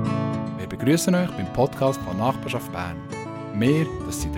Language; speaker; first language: German; native; German